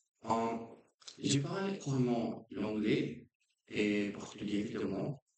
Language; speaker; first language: French; non-native, learner; Portuguese